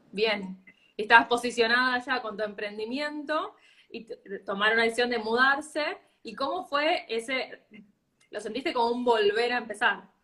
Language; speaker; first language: Spanish; native; Spanish